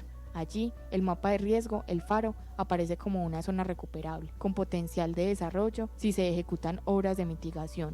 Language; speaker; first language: Spanish; native; Spanish